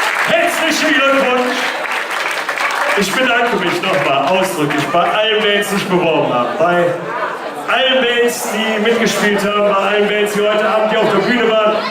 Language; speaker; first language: German; native; German